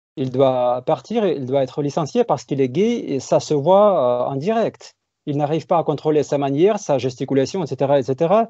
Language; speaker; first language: French; non-native, fluent; Russian